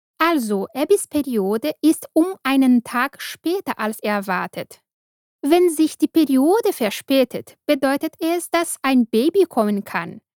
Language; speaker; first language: German; non-native, fluent; Portuguese